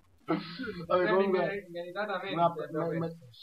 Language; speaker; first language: Italian; native; Italian